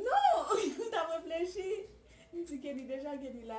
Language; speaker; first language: French; non-native, learner; Haitian Creole